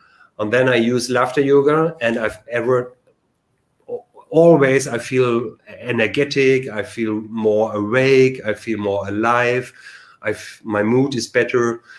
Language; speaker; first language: English; non-native, learner; German